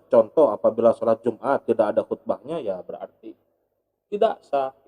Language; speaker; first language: Indonesian; native; Indonesian